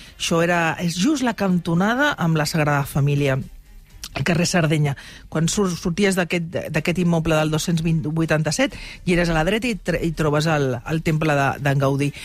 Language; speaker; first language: Catalan; native; Catalan